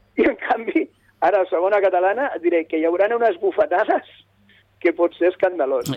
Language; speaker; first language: Catalan; native; Catalan